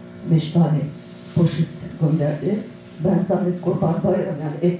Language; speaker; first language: Turkish; non-native, learner; Arabic